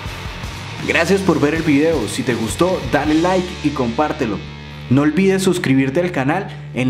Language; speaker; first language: Spanish; native; Spanish